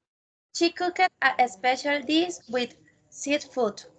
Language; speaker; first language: English; non-native, learner; Spanish